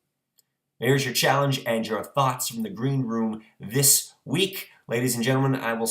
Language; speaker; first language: English; native; English